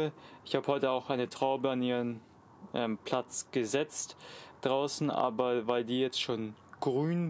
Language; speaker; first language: German; native; German